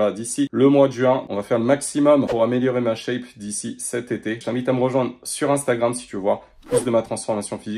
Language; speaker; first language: French; native; French